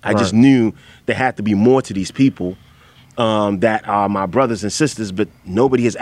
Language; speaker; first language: English; non-native, local second language; Akan